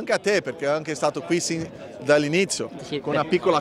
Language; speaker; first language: Italian; non-native, learner; Portuguese